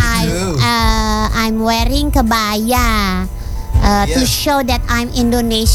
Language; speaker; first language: English; non-native, learner; Indonesian